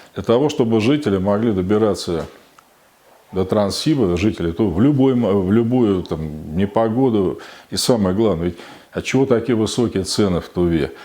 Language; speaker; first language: Russian; native; Russian